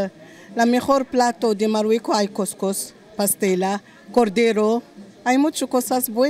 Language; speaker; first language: Spanish; non-native, learner; Arabic